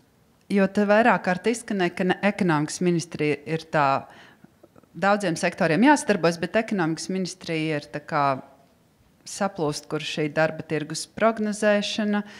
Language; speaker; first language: Latvian; native; Latvian